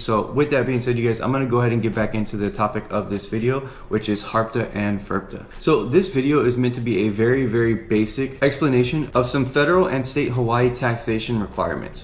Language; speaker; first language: English; native; English